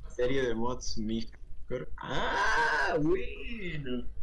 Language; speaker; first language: Spanish; native; Spanish